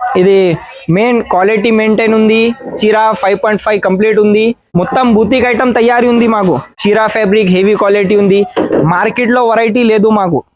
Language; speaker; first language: Telugu; non-native, learner; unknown